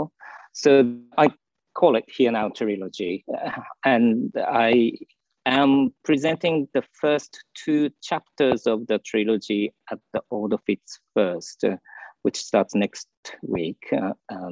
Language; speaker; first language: English; non-native, fluent; Japanese